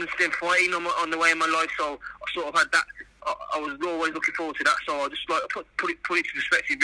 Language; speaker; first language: English; native; English